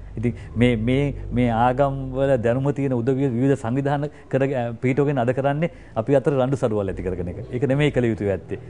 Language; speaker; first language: Sinhala; non-native, local second language; Tamil